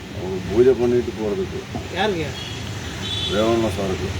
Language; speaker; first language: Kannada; non-native, learner; Tamil